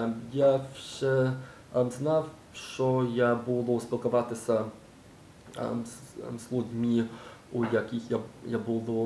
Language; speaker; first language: Ukrainian; non-native, learner; English